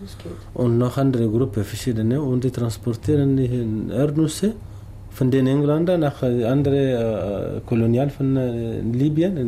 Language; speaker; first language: German; non-native, learner; Tamasheq